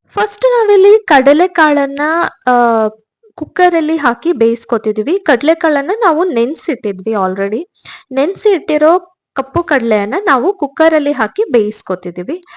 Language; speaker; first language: Kannada; non-native, local second language; Konkani